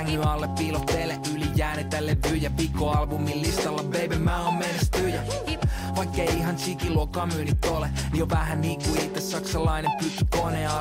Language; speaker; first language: Finnish; native; Finnish